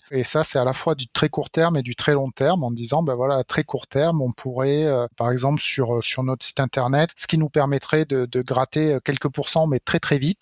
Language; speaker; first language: French; native; French